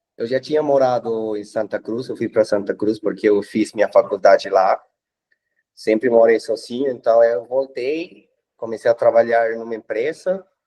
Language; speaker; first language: Portuguese; non-native, fluent; Spanish